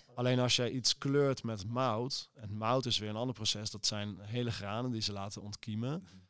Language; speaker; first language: Dutch; native; Dutch